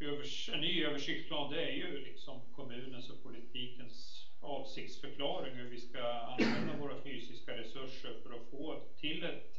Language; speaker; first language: Swedish; native; Swedish